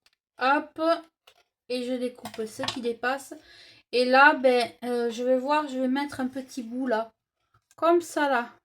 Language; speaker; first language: French; native; French